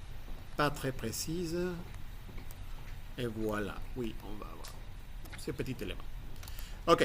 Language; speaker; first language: French; non-native, fluent; Spanish